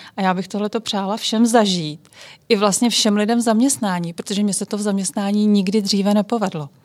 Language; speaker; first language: Czech; native; Czech